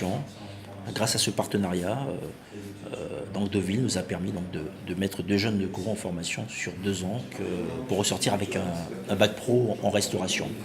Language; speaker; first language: French; native; French